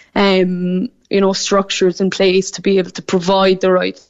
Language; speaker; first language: English; native; English